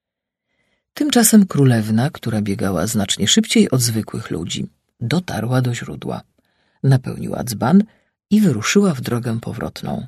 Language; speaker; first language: Polish; native; Polish